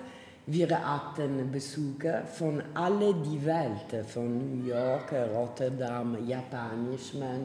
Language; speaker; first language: German; non-native, learner; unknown